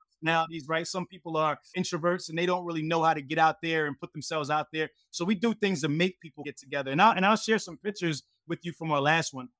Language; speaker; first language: English; native; English